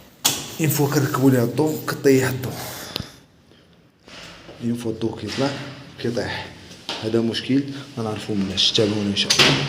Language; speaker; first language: Arabic; native; Arabic